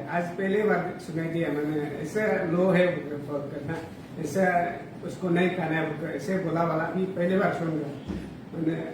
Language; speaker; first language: Hindi; non-native, local second language; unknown